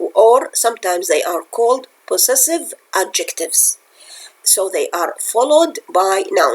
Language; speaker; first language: English; non-native, fluent; Arabic